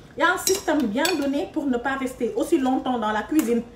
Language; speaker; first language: French; non-native, local second language; Wolof